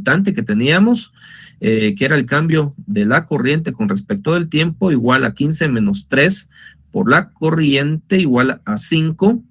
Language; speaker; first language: Spanish; native; Spanish